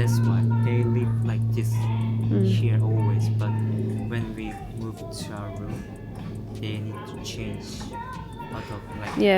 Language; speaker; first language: English; non-native, learner; Korean